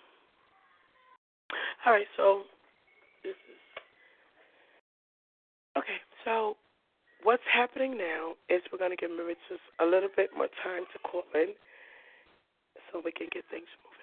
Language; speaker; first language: English; native; English